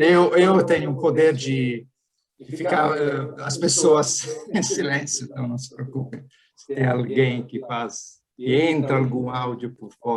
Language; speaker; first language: Portuguese; non-native, fluent; Italian